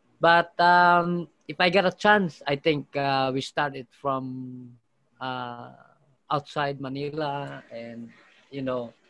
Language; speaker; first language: English; non-native, local second language; Filipino